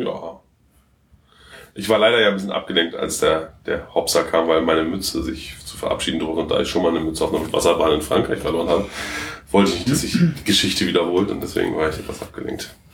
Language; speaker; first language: German; native; German